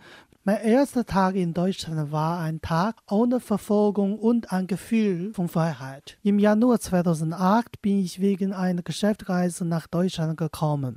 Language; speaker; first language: German; non-native, fluent; Chinese